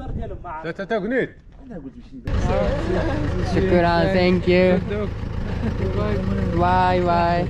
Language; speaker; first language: Japanese; native; Japanese